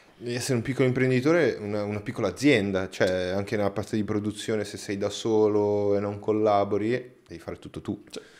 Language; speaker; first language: Italian; non-native, fluent; Portuguese